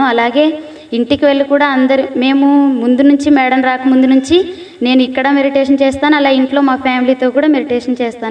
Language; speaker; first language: Telugu; native; Telugu